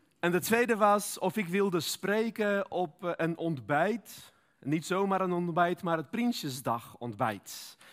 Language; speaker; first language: Dutch; non-native, fluent; Armenian